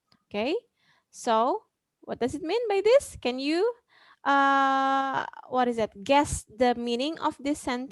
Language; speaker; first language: English; non-native, fluent; Indonesian